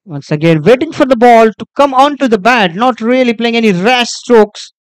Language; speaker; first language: English; non-native, local second language; Marathi